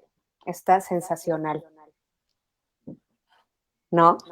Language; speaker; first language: Spanish; native; Spanish